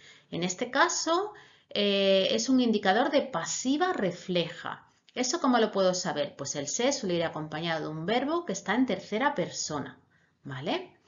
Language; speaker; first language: Spanish; native; Spanish